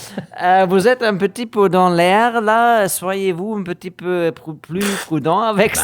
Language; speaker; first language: French; non-native, fluent; German